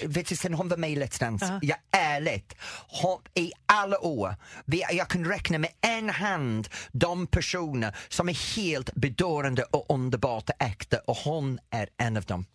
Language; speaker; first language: Swedish; non-native, fluent; English